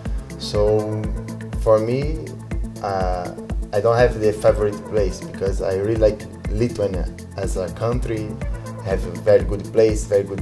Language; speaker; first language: English; non-native, learner; Portuguese